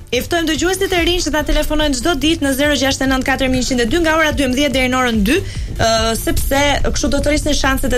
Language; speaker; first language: Albanian; native; Albanian